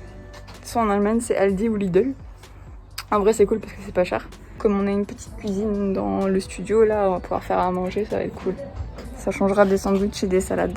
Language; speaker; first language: French; native; French